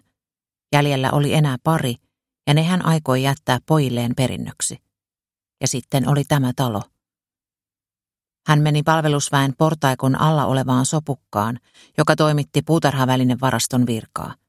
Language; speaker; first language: Finnish; native; Finnish